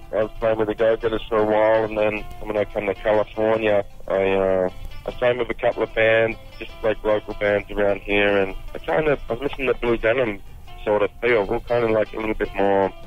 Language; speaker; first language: English; native; English